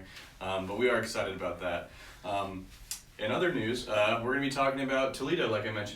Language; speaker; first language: English; native; English